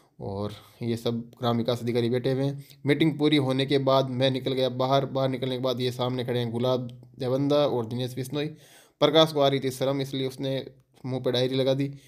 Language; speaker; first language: Hindi; native; Hindi